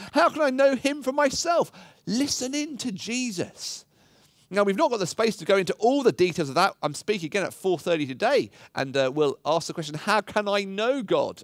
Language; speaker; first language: English; native; English